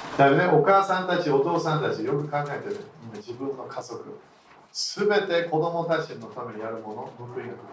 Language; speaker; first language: Japanese; non-native, fluent; English